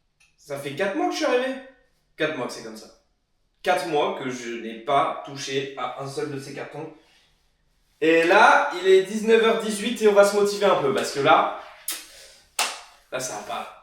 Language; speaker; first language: French; native; French